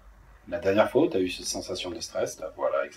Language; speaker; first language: French; native; French